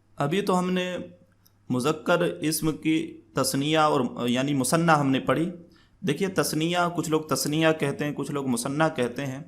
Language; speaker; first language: Urdu; native; Urdu